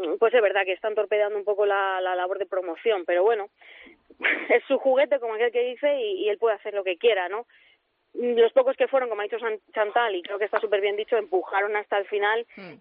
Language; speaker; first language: Spanish; native; Spanish